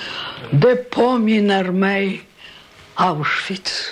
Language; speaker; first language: Swedish; non-native, learner; Polish